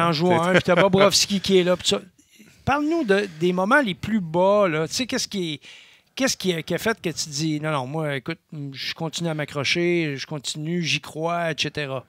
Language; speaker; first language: French; native; French